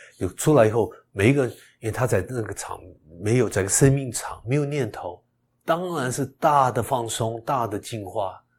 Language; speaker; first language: Chinese; early bilingual, heritage; Chinese